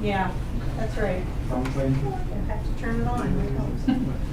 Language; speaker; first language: English; native; English